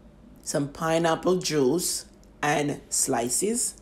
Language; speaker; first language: English; native; English